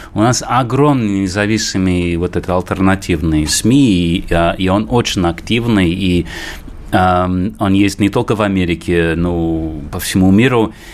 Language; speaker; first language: Russian; non-native, fluent; English